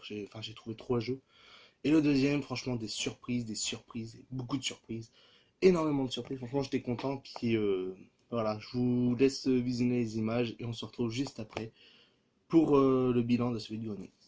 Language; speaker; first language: French; native; French